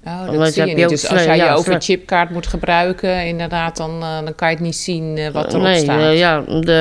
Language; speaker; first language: Dutch; native; Dutch